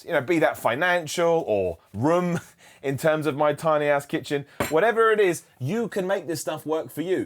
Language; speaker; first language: English; native; English